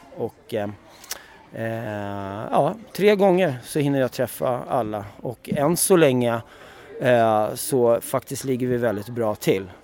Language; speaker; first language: Swedish; early bilingual, other home language; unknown